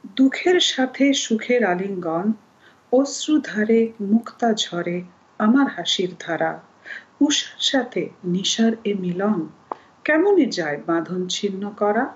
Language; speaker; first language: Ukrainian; non-native, fluent; Bangla